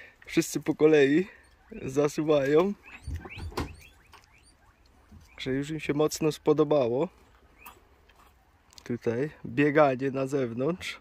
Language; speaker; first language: Polish; native; Polish